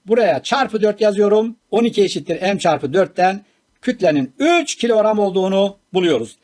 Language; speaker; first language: Turkish; native; Turkish